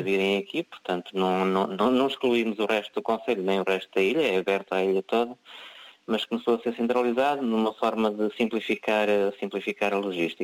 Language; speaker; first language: Portuguese; native; Portuguese